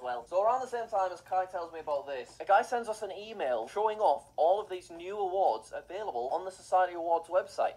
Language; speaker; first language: English; native; English